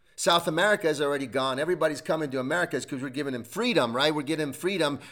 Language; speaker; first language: English; non-native, fluent; Italian